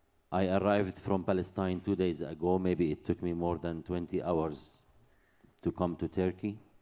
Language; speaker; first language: English; non-native, fluent; Arabic